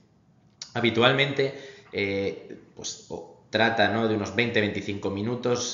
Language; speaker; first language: Spanish; native; Spanish